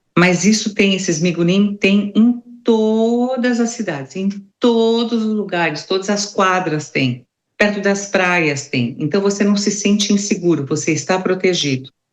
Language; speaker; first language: Portuguese; native; Portuguese